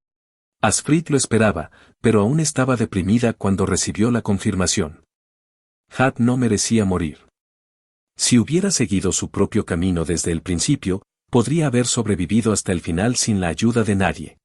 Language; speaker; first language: Spanish; native; Spanish